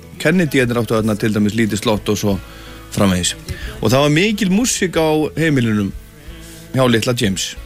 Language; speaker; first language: Icelandic; native; Icelandic